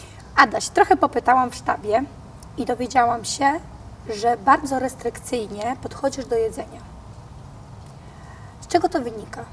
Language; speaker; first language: Polish; native; Polish